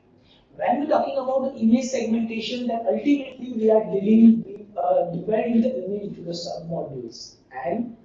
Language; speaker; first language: English; non-native, local second language; Gujarati